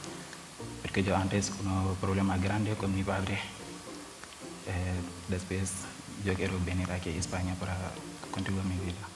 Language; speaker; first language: Spanish; non-native, learner; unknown